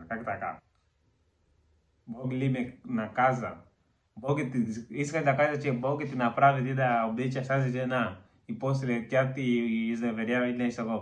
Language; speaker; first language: Bulgarian; non-native, learner; Portuguese